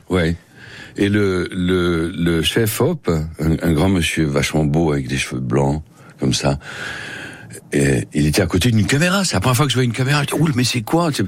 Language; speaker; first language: French; non-native, local second language; Spanish